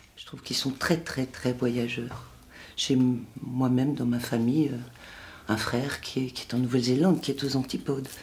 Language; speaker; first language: French; non-native, local second language; Swiss German